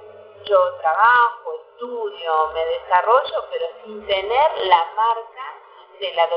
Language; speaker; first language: Spanish; native; Spanish